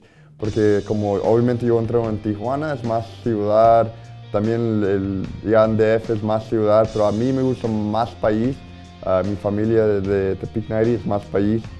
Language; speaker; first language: Spanish; early bilingual, heritage; Spanish